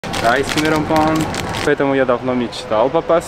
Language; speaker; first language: Russian; non-native, fluent; Spanish